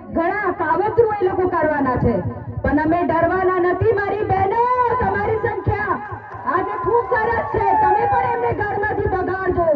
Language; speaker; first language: Gujarati; non-native, local second language; Rathawi